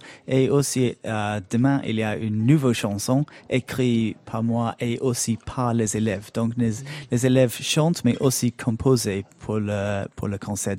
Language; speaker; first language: French; non-native, learner; English